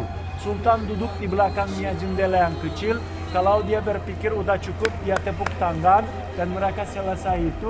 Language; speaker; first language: Indonesian; non-native, fluent; Turkish